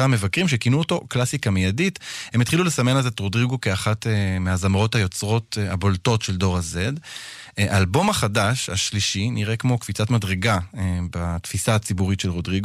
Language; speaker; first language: Hebrew; native; Hebrew